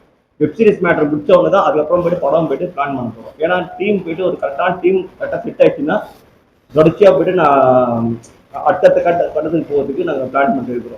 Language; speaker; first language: Tamil; native; Tamil